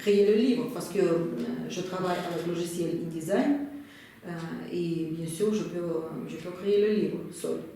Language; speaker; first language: French; non-native, learner; Russian